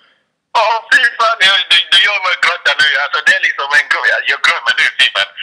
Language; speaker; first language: Swedish; non-native, fluent; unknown